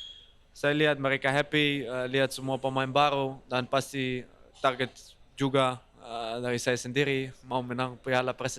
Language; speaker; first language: Indonesian; non-native, fluent; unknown